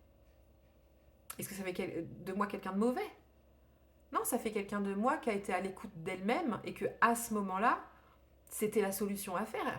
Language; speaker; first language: French; native; French